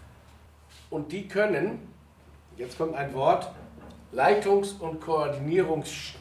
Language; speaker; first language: German; native; German